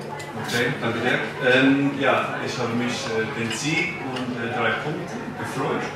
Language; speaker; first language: German; non-native, learner; English